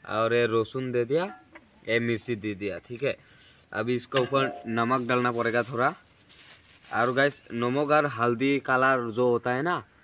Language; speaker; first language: Hindi; non-native, local second language; Assamese